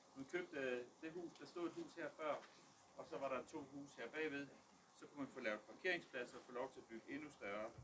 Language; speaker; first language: Danish; early bilingual, other home language; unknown